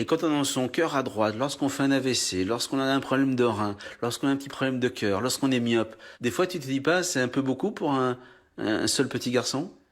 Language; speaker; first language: French; native; French